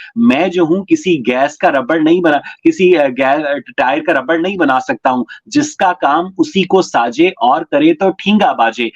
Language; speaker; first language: Urdu; native; Urdu